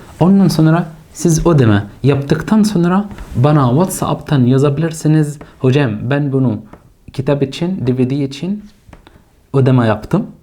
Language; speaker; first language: Turkish; non-native, fluent; Arabic